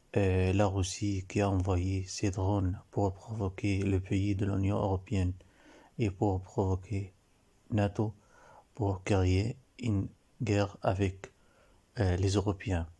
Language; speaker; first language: French; non-native, learner; Arabic